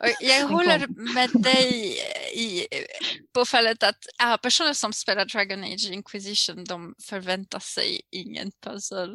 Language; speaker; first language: Swedish; non-native, learner; French